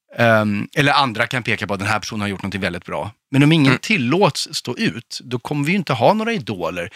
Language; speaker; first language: Swedish; native; Swedish